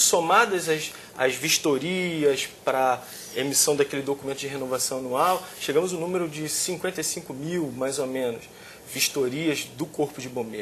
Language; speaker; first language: Portuguese; native; Portuguese